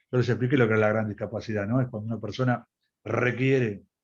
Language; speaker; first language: Spanish; native; Spanish